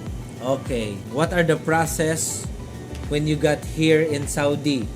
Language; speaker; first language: English; non-native, learner; Filipino